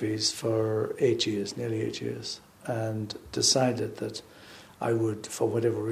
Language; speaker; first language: English; native; English